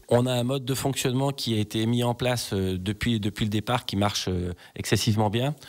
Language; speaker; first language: French; native; French